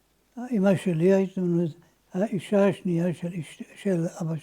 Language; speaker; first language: Hebrew; non-native, fluent; Ladino